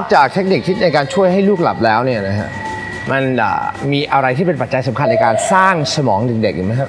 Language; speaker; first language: Thai; native; Thai